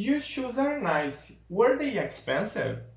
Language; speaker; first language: English; non-native, fluent; Portuguese